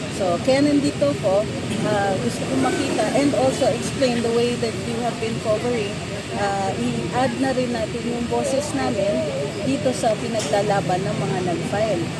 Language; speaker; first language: Filipino; native; Filipino